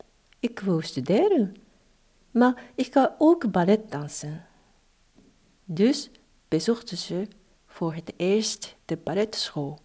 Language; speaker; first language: Dutch; non-native, fluent; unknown